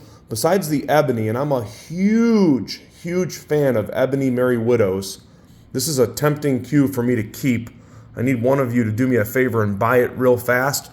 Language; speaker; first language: English; native; English